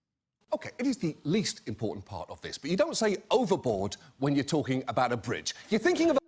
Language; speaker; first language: English; native; English